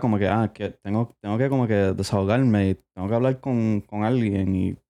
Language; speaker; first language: Spanish; native; Spanish